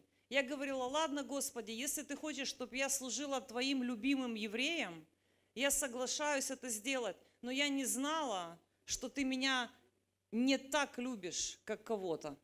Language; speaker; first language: Russian; native; Russian